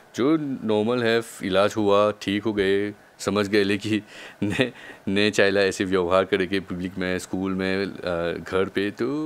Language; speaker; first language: Hindi; non-native, local second language; Bhojpuri